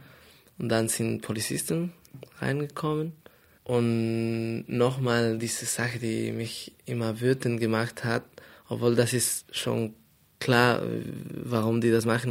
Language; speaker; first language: German; non-native, fluent; Spanish